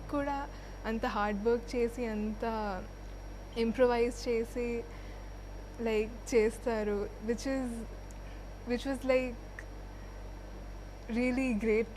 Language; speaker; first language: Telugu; non-native, fluent; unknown